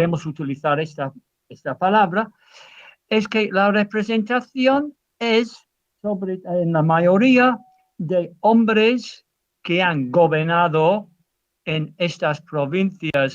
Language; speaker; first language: Spanish; non-native, fluent; English